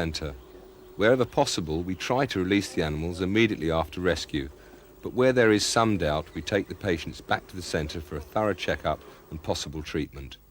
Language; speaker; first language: English; native; English